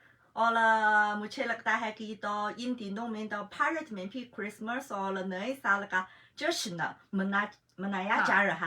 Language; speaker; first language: Hindi; non-native, fluent; Chinese